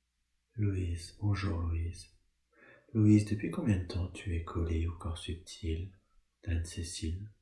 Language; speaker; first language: French; native; French